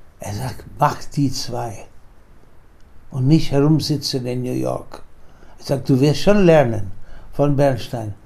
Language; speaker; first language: German; non-native, fluent; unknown